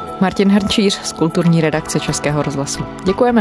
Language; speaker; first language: Czech; native; Czech